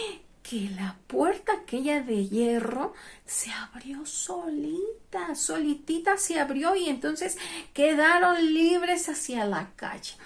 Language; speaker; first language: Spanish; native; Spanish